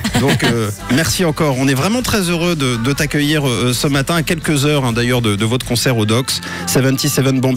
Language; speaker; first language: French; native; French